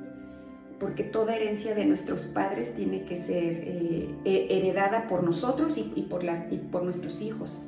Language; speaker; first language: Spanish; native; Spanish